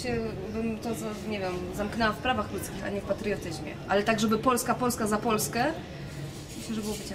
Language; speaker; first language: Polish; native; Polish